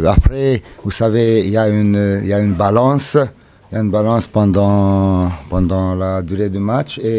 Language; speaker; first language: French; non-native, fluent; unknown